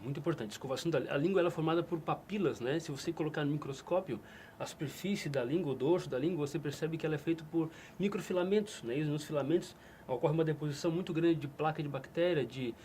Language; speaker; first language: Portuguese; native; Portuguese